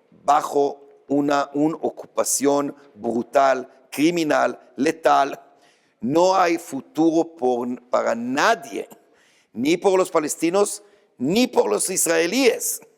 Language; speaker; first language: Spanish; non-native, fluent; Hebrew